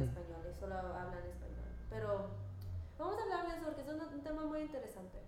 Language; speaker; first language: Spanish; early bilingual, heritage; Spanish